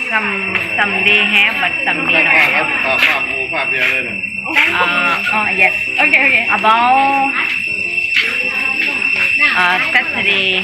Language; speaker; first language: English; non-native, learner; Thai